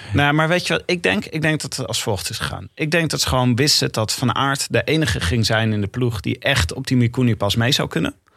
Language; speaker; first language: Dutch; native; Dutch